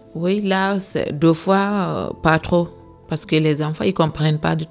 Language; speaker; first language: French; non-native, local second language; Fula